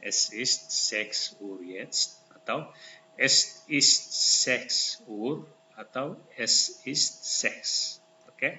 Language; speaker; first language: German; non-native, learner; Indonesian